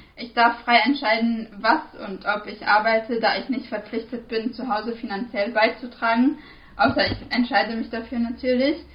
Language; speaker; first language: German; non-native, fluent; Arabic